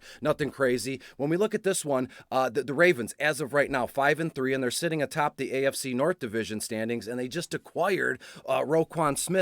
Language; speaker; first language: English; native; English